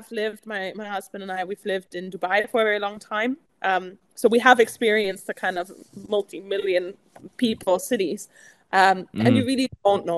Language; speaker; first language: English; non-native, fluent; German